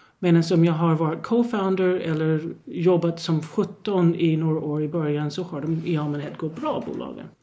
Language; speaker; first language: Swedish; non-native, fluent; English